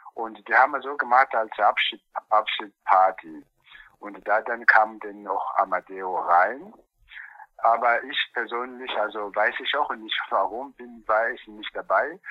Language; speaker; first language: German; non-native, learner; Portuguese